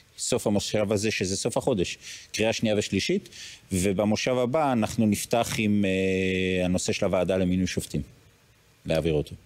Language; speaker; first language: Hebrew; native; Hebrew